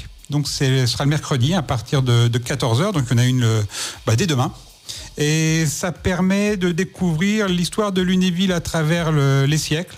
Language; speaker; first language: French; native; French